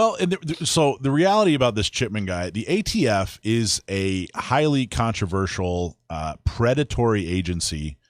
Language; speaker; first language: English; native; English